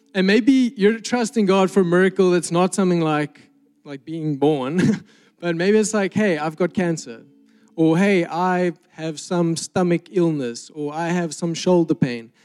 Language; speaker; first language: English; native; English